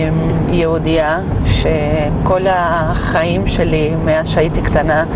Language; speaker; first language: Hebrew; non-native, fluent; Spanish